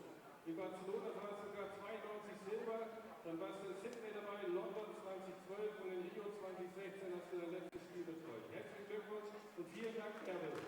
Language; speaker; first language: German; native; German